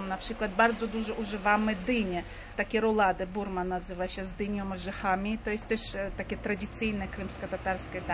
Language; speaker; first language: Polish; non-native, fluent; Crimean Tatar